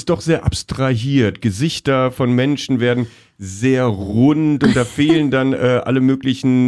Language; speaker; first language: German; native; German